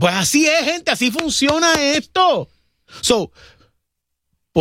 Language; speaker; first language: Spanish; native; Spanish